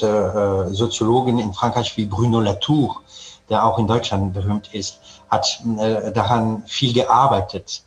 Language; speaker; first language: German; non-native, fluent; French